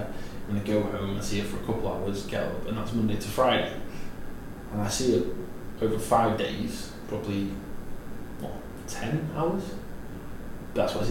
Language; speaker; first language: English; native; English